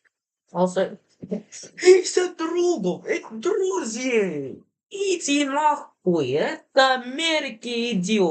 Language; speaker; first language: Russian; non-native, learner; English